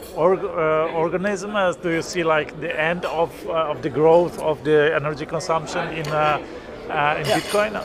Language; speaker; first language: English; non-native, fluent; Polish